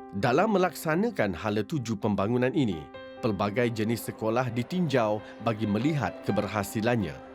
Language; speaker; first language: Malay; native; Malay